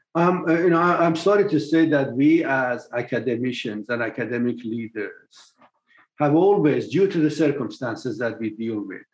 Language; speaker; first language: English; non-native, fluent; Persian